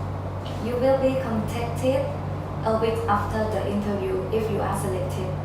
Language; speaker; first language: English; non-native, learner; Khmer